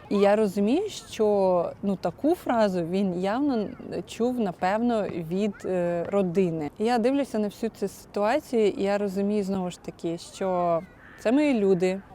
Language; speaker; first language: Ukrainian; non-native, local second language; Russian